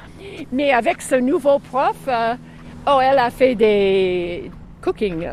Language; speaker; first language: French; non-native, fluent; English